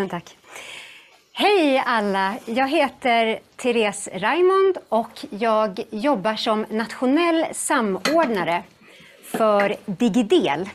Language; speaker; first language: Swedish; native; Swedish